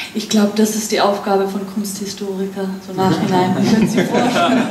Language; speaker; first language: German; non-native, fluent; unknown